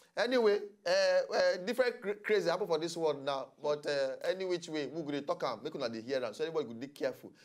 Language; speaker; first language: Nigerian Pidgin; native; Nigerian Pidgin